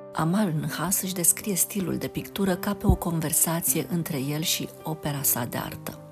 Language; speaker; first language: Romanian; native; Romanian